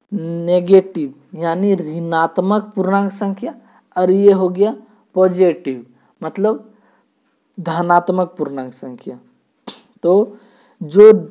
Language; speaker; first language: Hindi; native; Hindi